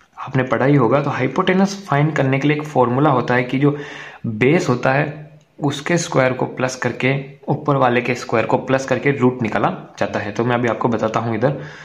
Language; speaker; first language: Hindi; native; Hindi